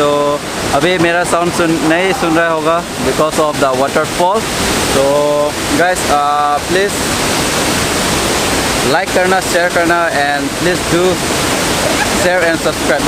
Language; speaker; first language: Hindi; non-native, local second language; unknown